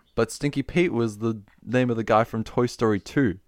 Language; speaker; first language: English; native; English